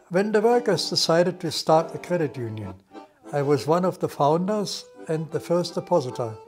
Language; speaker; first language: English; non-native, fluent; German